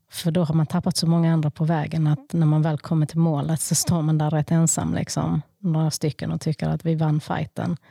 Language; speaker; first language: Swedish; early bilingual, other home language; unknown